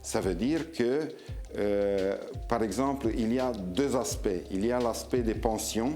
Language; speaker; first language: French; non-native, fluent; Romanian